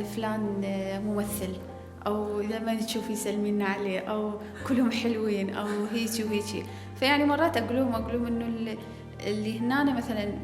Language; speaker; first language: Arabic; native; Arabic